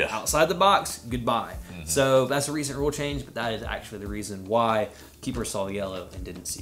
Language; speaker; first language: English; native; English